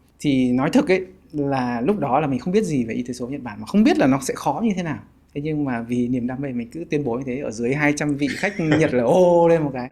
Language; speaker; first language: Vietnamese; native; Vietnamese